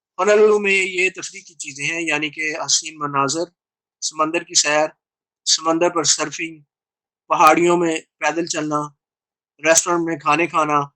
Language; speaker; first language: Urdu; native; Urdu